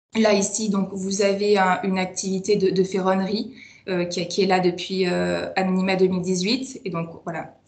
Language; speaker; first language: French; native; French